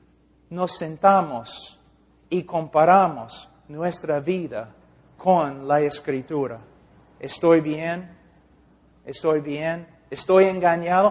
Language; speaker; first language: Spanish; non-native, fluent; English